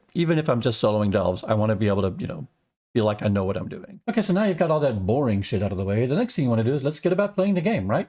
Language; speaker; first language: English; native; English